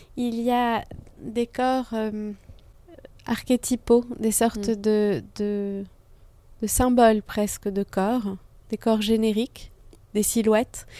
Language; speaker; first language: French; native; French